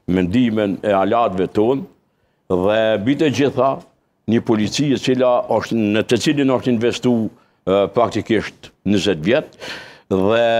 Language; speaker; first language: Albanian; native; Albanian